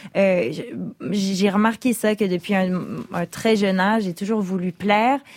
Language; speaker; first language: French; native; French